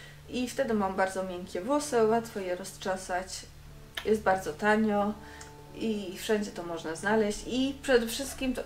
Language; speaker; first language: Polish; non-native, fluent; Dutch